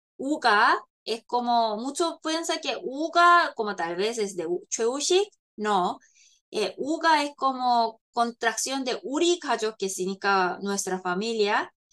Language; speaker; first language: Spanish; non-native, fluent; Korean